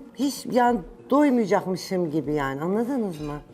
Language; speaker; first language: Turkish; native; Turkish